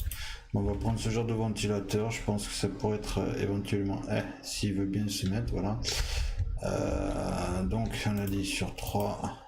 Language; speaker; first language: French; native; French